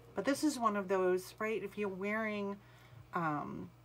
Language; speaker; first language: English; native; English